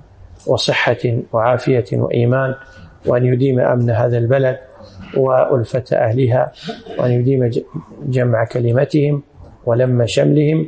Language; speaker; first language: Arabic; native; Arabic